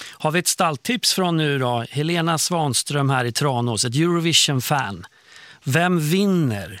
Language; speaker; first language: Swedish; native; Swedish